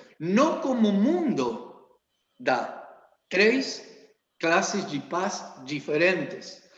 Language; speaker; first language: Portuguese; non-native, learner; Spanish